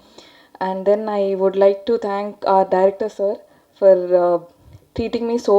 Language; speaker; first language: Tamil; non-native, learner; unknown